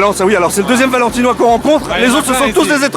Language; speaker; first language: French; native; French